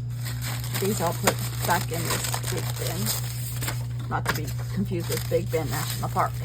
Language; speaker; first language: English; native; English